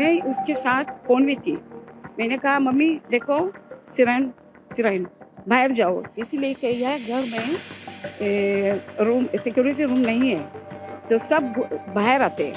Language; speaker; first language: Hindi; early bilingual, heritage; Hindi